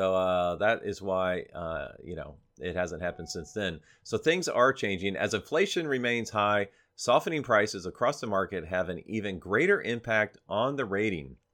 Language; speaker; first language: English; native; English